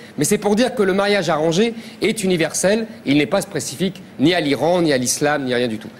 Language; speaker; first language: French; native; French